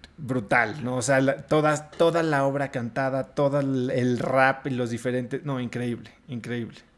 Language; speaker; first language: Spanish; native; Spanish